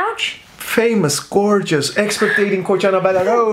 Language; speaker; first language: English; non-native, fluent; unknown